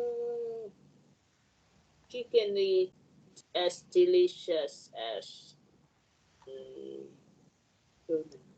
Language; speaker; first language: English; non-native, learner; Vietnamese